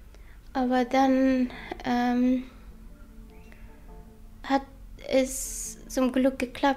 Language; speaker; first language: German; non-native, learner; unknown